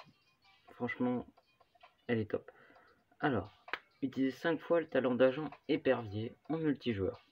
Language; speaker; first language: French; native; French